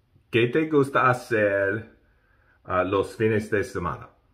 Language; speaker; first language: Spanish; non-native, learner; English